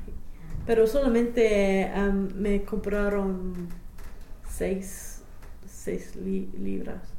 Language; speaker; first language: Spanish; non-native, fluent; English